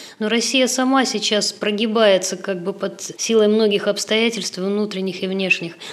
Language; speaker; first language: Russian; native; Russian